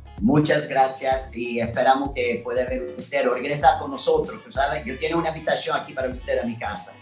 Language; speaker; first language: Spanish; non-native, learner; French